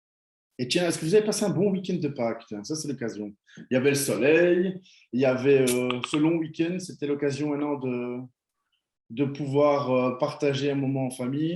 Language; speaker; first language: French; native; French